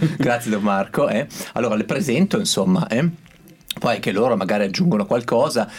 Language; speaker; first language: Italian; native; Italian